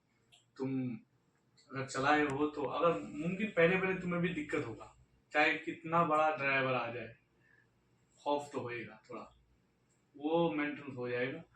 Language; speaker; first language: Hindi; native; Hindi